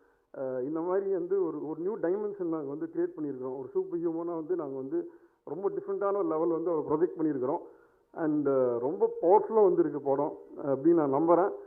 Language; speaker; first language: Tamil; native; Tamil